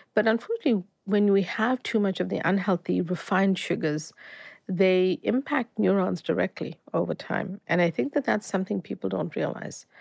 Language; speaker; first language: English; native; English